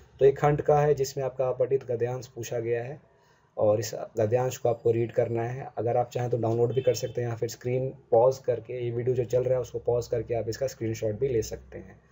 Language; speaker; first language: Hindi; native; Hindi